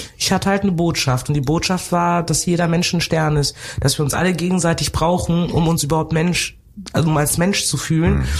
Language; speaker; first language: German; early bilingual, other home language; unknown